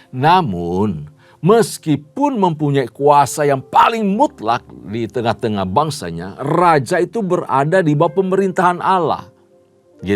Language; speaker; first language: Indonesian; native; Indonesian